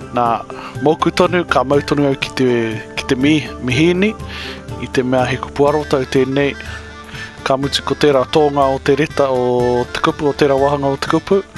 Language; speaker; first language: Māori; non-native, local second language; English